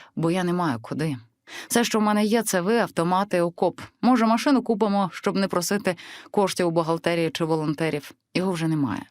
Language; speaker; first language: Ukrainian; native; Ukrainian